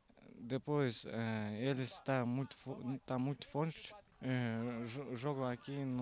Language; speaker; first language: Portuguese; non-native, learner; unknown